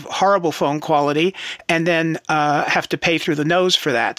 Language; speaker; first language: English; native; English